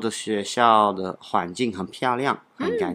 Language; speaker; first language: Chinese; non-native, learner; English